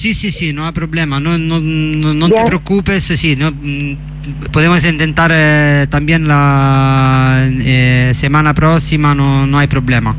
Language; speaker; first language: Spanish; non-native, fluent; Italian